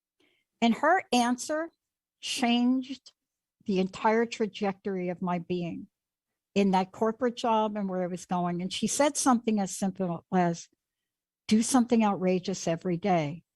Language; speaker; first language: English; native; English